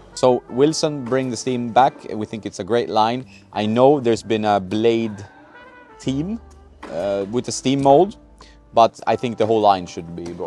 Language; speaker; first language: English; non-native, fluent; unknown